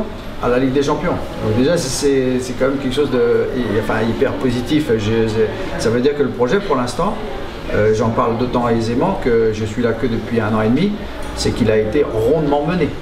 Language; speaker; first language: French; native; French